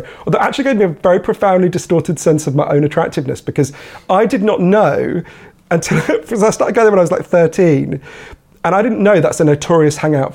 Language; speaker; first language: English; native; English